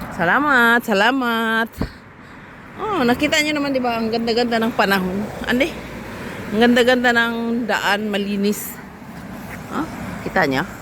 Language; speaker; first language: Filipino; non-native, local second language; Cebuano